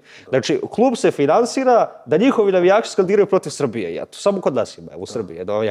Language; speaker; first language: Bosnian; native; Bosnian